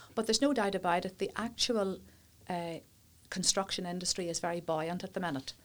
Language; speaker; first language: English; native; English